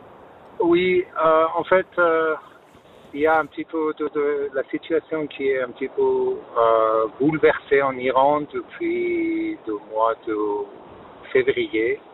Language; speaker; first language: French; non-native, fluent; Persian